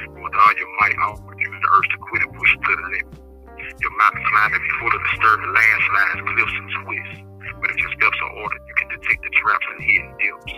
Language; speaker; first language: English; native; English